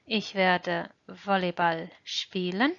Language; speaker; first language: German; non-native, fluent; English